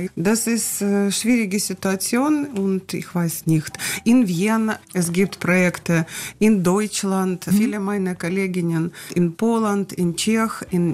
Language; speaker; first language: German; non-native, learner; Russian